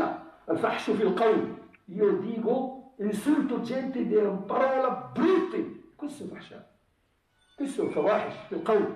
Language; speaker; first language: Italian; non-native, fluent; Arabic